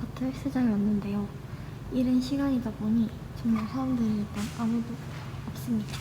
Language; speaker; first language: Korean; native; Korean